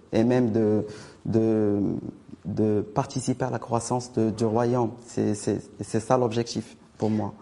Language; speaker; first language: French; non-native, local second language; Arabic